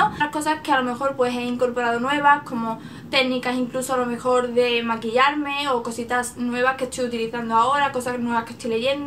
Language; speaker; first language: Spanish; native; Spanish